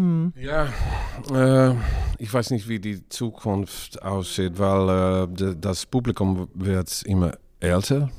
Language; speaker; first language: German; non-native, learner; Dutch